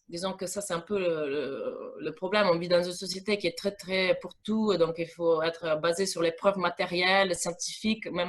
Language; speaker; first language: French; non-native, fluent; Italian